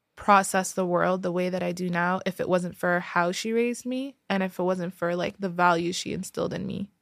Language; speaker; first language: English; early bilingual, other home language; Tigrinya